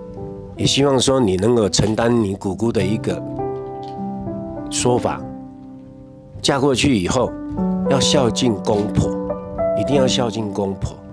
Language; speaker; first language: Chinese; native; Chinese